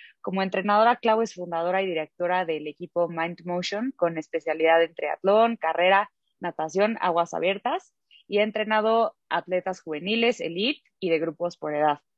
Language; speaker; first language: Spanish; early bilingual, heritage; Spanish